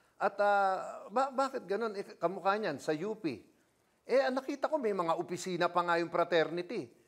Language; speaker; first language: Filipino; native; Filipino